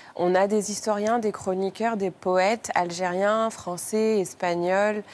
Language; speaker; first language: French; non-native, local second language; Arabic